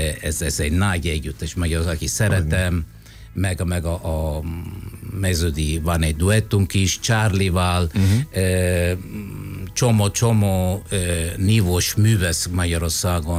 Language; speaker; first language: Hungarian; non-native, fluent; Italian